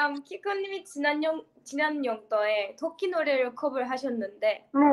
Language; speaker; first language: Korean; non-native, learner; Turkish